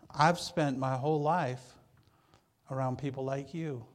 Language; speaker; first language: English; native; English